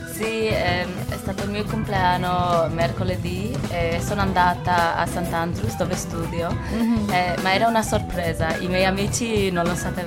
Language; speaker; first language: Italian; non-native, fluent; English